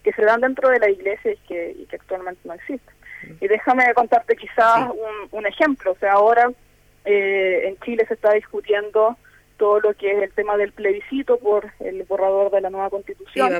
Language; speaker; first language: Spanish; native; Spanish